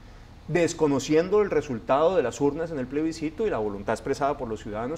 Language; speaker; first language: Spanish; native; Spanish